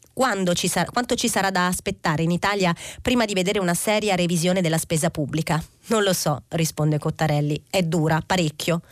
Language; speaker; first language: Italian; native; Italian